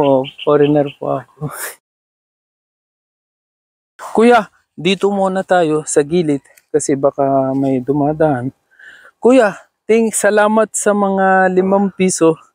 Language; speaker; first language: Filipino; non-native, learner; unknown